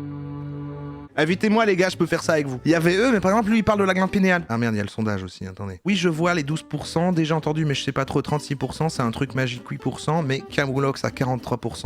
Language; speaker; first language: French; native; French